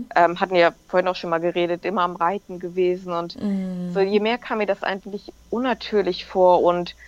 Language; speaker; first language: German; native; German